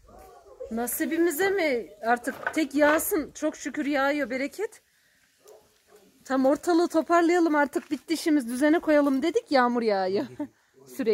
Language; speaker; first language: Turkish; native; Turkish